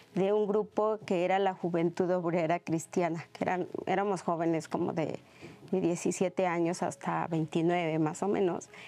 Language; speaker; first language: Spanish; non-native, local second language; Mixtepec Mixtec